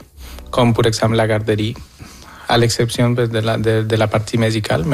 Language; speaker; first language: French; non-native, fluent; Spanish